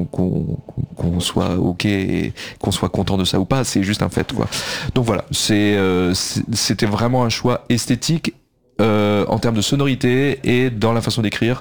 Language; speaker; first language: French; native; French